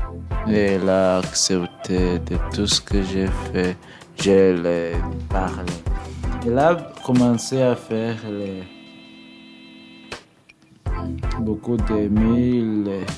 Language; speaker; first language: French; non-native, learner; English